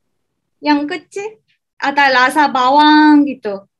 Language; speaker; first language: Indonesian; non-native, learner; Korean